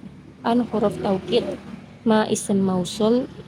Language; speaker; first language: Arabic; non-native, learner; Indonesian